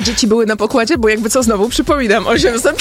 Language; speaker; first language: Polish; native; Polish